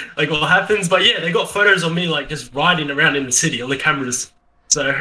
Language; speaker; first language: English; native; English